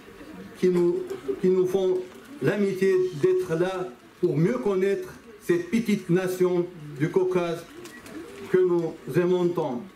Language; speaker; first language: French; non-native, fluent; Chechen